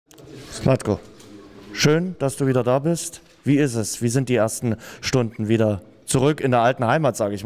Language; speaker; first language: German; native; German